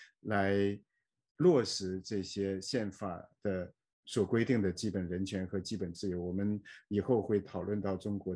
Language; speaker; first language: Chinese; native; Chinese